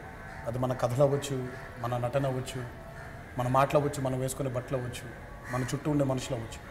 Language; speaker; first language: Telugu; native; Telugu